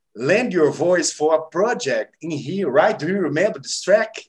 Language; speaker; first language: English; non-native, learner; Portuguese